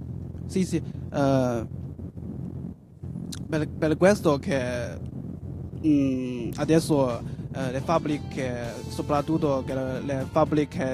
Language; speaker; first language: Italian; non-native, learner; Chinese